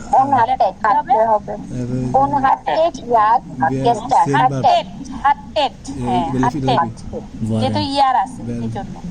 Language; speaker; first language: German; non-native, fluent; Bangla